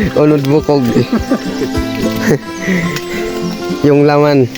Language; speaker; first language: Filipino; non-native, local second language; Waray